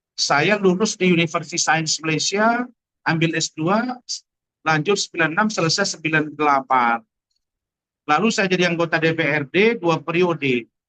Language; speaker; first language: Indonesian; native; Indonesian